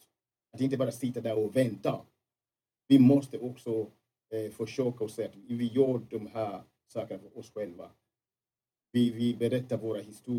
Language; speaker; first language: Swedish; non-native, fluent; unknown